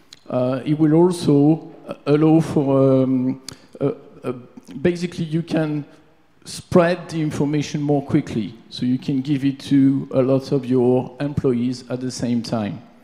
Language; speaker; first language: English; non-native, fluent; French